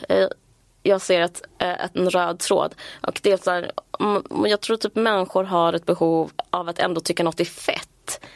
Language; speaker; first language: Swedish; native; Swedish